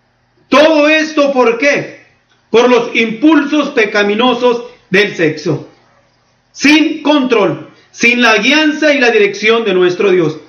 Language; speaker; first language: Spanish; native; Spanish